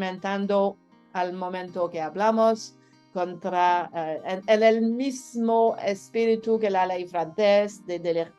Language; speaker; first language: Spanish; non-native, learner; French